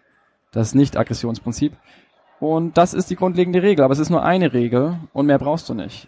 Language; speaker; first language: German; native; German